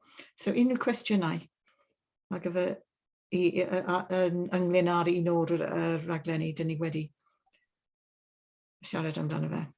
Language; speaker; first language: Welsh; non-native, learner; English